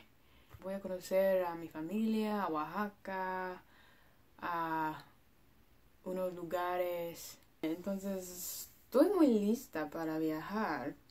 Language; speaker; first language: Spanish; non-native, learner; English